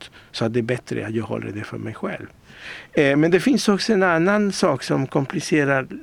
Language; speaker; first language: Swedish; non-native, fluent; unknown